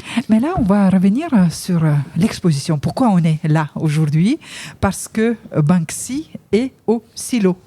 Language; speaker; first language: French; native; French